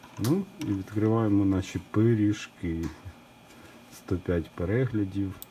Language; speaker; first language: Ukrainian; non-native, local second language; Russian